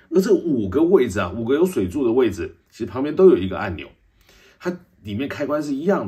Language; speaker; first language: Chinese; native; Chinese